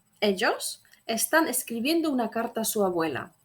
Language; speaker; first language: Spanish; non-native, fluent; Polish